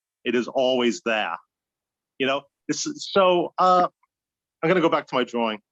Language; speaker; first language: English; native; English